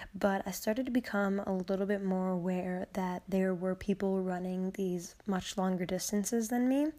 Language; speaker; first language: English; native; English